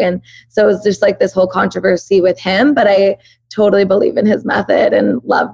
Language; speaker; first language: English; early bilingual, other home language; Persian